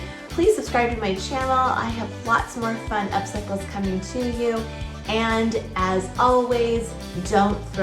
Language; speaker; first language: English; native; English